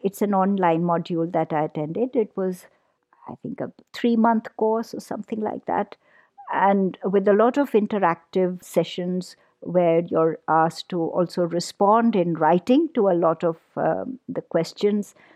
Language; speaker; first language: English; non-native, local second language; Punjabi